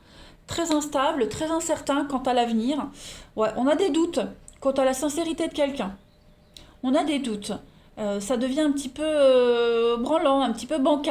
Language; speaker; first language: French; native; French